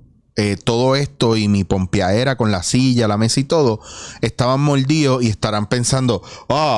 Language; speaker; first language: Spanish; native; Spanish